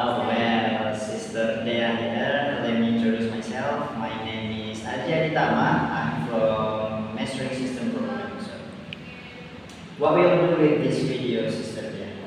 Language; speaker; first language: English; non-native, learner; Indonesian